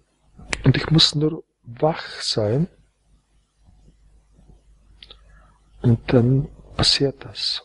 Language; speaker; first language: German; non-native, fluent; Croatian